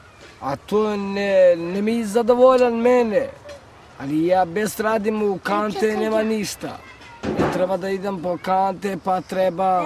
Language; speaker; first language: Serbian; non-native, local second language; Romany